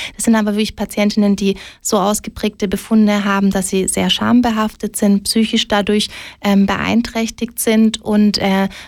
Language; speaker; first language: German; early bilingual, other home language; Greek